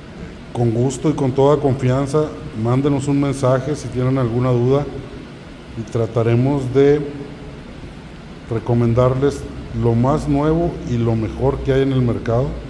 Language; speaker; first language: Spanish; native; Spanish